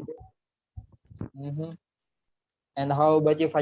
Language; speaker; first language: English; non-native, learner; Indonesian